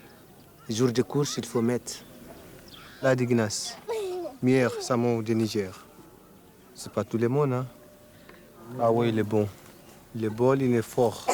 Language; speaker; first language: French; non-native, learner; Fula